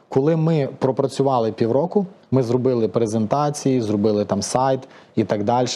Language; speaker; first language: Ukrainian; native; Ukrainian